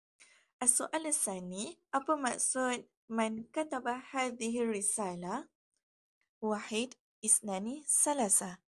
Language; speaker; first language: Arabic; non-native, fluent; Malay